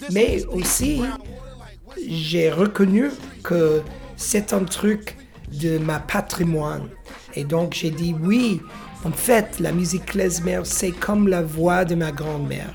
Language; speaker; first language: French; non-native, fluent; English